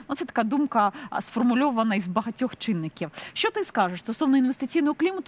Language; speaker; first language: Ukrainian; native; Ukrainian